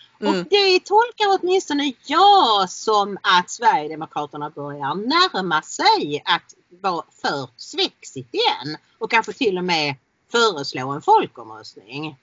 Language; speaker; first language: Swedish; native; Swedish